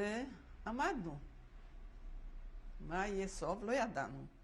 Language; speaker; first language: Hebrew; non-native, fluent; Polish